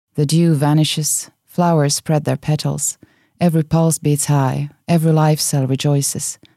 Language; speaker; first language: English; non-native, fluent; Finnish